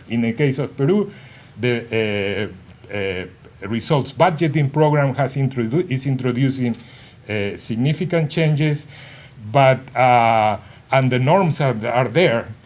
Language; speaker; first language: English; non-native, fluent; Spanish